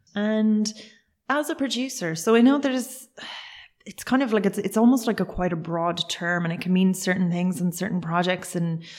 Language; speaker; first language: English; native; English